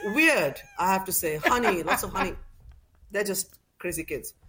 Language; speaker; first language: English; non-native, local second language; Urdu